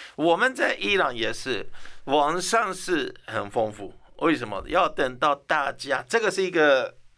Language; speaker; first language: Chinese; non-native, fluent; Persian